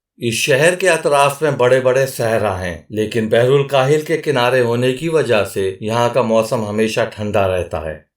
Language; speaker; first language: Urdu; native; Urdu